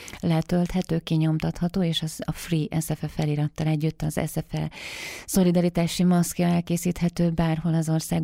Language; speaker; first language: Hungarian; native; Hungarian